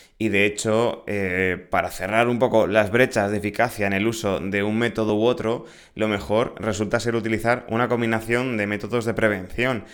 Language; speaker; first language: Spanish; native; Spanish